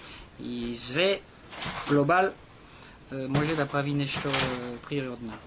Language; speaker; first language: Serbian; non-native, learner; French